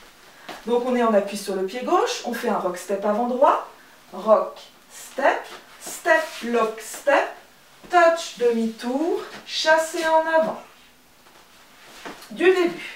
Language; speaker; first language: French; native; French